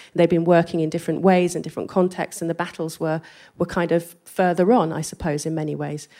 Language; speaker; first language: English; native; English